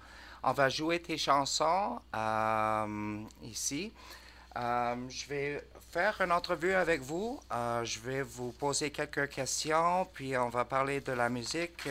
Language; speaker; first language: French; non-native, learner; English